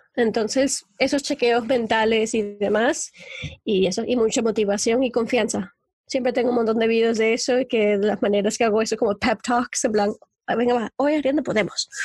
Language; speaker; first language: Spanish; native; Spanish